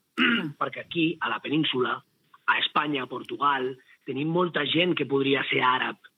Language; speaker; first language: Catalan; early bilingual, other home language; Arabic